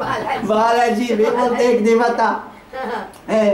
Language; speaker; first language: Hindi; non-native, learner; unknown